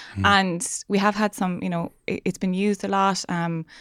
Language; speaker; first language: English; native; English